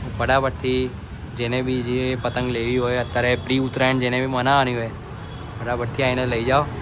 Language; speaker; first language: Gujarati; native; Gujarati